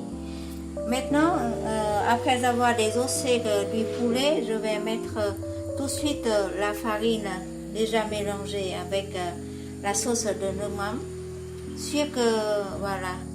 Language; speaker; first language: French; non-native, learner; Vietnamese